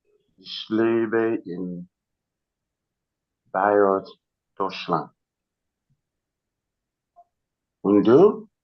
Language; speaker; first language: German; non-native, learner; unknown